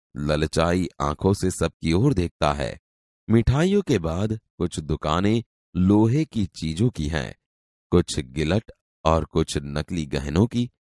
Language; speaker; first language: Hindi; non-native, local second language; Gujarati